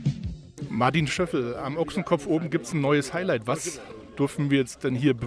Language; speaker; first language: German; native; German